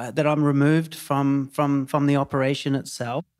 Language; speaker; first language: English; native; English